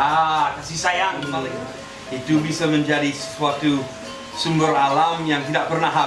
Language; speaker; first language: Indonesian; non-native, fluent; Spanish